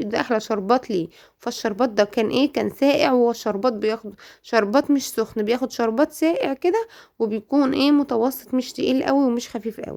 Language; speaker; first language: Arabic; native; Arabic